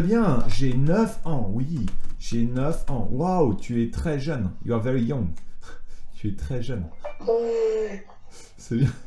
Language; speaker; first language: French; native; French